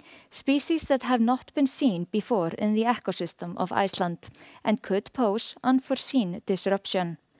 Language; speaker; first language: English; non-native, fluent; Icelandic